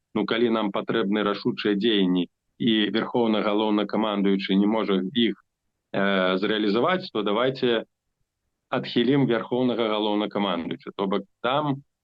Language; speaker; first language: Belarusian; non-native, local second language; Russian